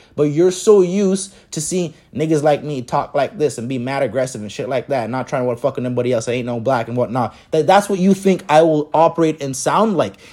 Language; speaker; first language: English; native; English